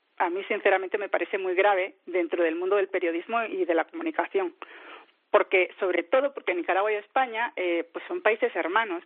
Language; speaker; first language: Spanish; native; Spanish